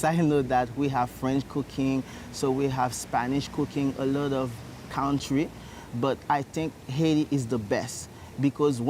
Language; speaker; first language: English; non-native, learner; Haitian Creole